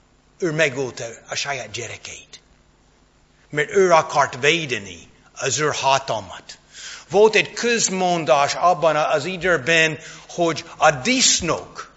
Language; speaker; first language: Hungarian; non-native, fluent; English